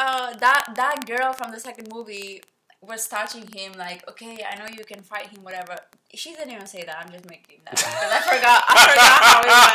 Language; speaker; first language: English; non-native, fluent; Spanish